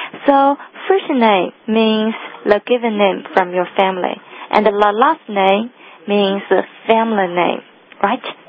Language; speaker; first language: English; non-native, fluent; Chinese